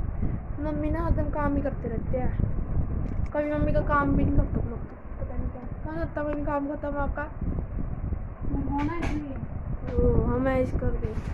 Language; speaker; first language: Hindi; native; Hindi